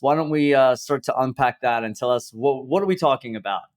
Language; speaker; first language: English; native; English